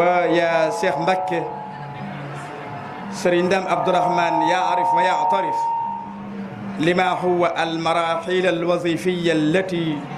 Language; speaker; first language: Arabic; non-native, fluent; Wolof